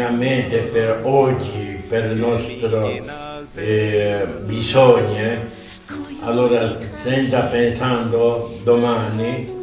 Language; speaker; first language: Italian; non-native, fluent; Tibetan